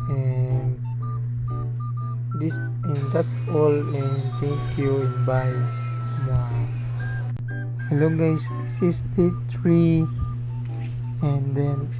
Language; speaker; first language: English; non-native, learner; Cebuano